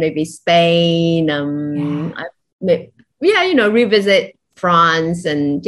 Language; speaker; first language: English; non-native, local second language; Chinese